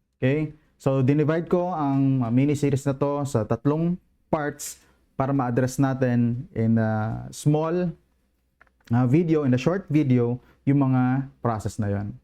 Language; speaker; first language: Filipino; non-native, local second language; Cebuano